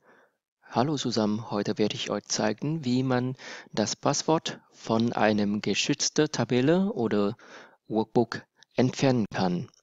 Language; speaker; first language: German; non-native, fluent; Vietnamese